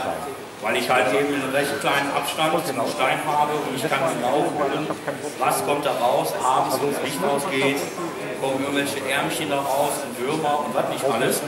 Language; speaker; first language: German; native; German